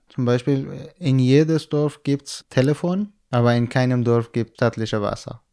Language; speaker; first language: German; non-native, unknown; Central Kurdish